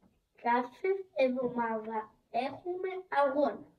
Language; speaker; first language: Greek; early bilingual, other home language; Chinese